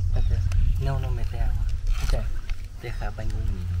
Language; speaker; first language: Portuguese; non-native, learner; Vietnamese